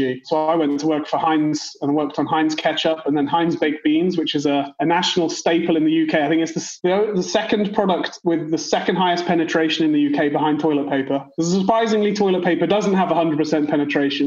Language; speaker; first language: English; native; English